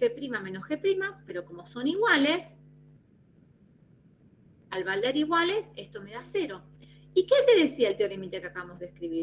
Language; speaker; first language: Spanish; native; Spanish